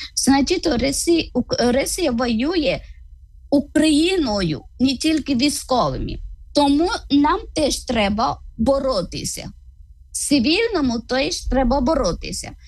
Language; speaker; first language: Ukrainian; non-native, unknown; Malayalam